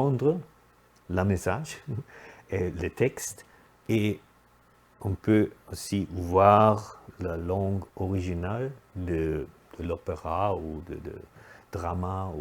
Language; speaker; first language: French; non-native, fluent; German